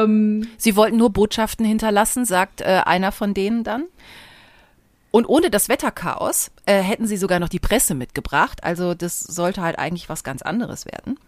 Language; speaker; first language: German; native; German